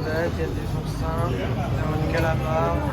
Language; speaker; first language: French; native; French